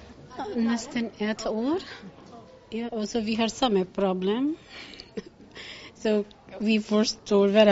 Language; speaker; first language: Norwegian; non-native, learner; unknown